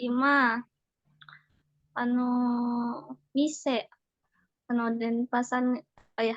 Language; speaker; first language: Japanese; non-native, learner; Indonesian